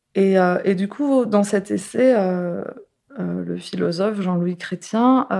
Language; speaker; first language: French; native; French